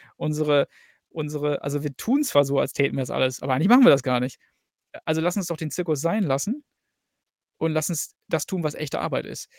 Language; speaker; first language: German; native; German